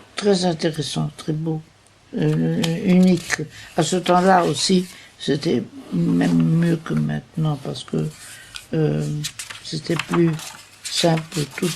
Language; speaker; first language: French; non-native, fluent; Italian